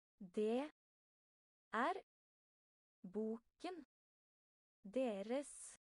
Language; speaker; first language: Norwegian; non-native, learner; English